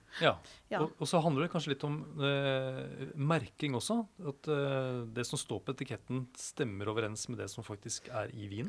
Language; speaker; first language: Norwegian; native; Norwegian